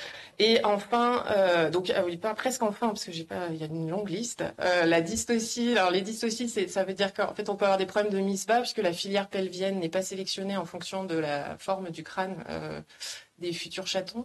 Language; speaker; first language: French; native; French